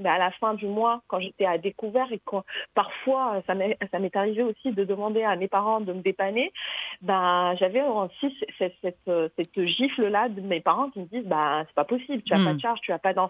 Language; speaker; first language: French; non-native, local second language; Arabic